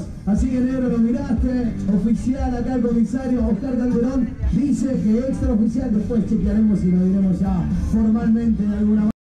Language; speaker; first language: Spanish; native; Spanish